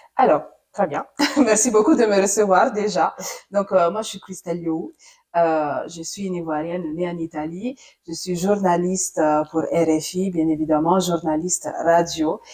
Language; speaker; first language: French; non-native, fluent; Italian